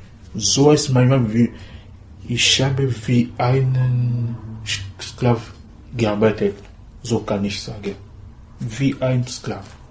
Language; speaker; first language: German; non-native, learner; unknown